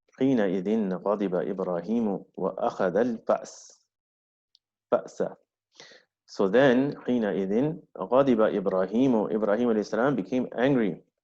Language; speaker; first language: Arabic; non-native, fluent; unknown